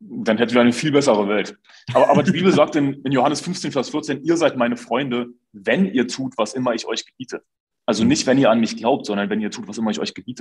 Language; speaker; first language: German; native; German